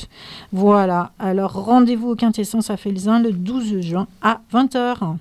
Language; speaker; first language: French; native; French